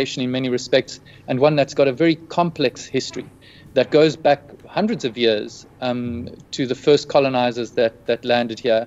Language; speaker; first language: English; native; English